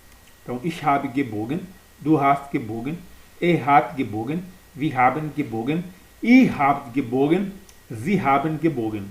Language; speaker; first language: German; non-native, learner; Portuguese